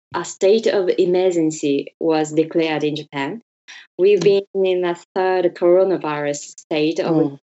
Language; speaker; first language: English; non-native, learner; Japanese